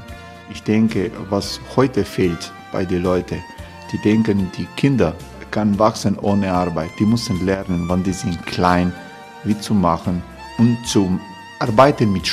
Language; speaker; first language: German; non-native, fluent; Croatian